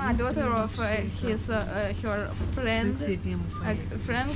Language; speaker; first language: English; non-native, learner; Russian